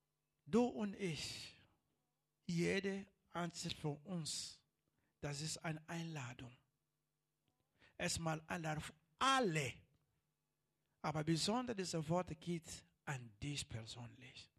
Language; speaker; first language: German; non-native, learner; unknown